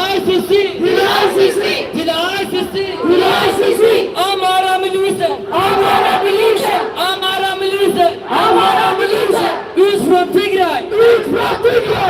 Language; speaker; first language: Swedish; early bilingual, other home language; Tigrinya